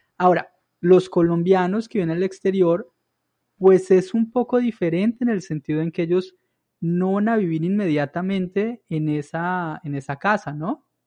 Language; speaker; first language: Spanish; native; Spanish